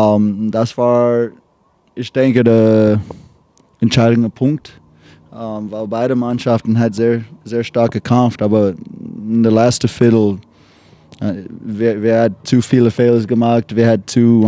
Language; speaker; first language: German; non-native, learner; English